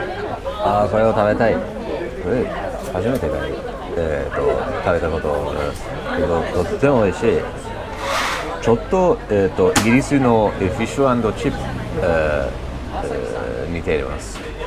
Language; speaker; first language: Japanese; non-native, learner; English